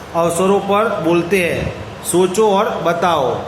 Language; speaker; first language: Hindi; non-native, local second language; Gujarati